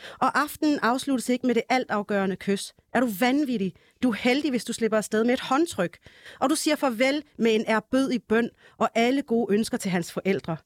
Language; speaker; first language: Danish; early bilingual, other home language; Arabic